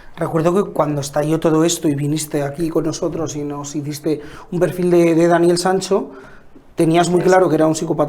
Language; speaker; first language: Spanish; native; Spanish